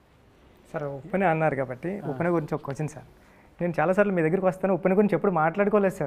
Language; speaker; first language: Telugu; native; Telugu